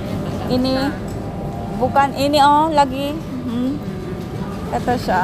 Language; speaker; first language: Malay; non-native, learner; Filipino